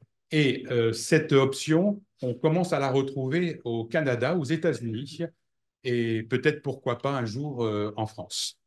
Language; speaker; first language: French; native; French